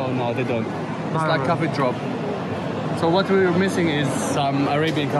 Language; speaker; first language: English; non-native, learner; Arabic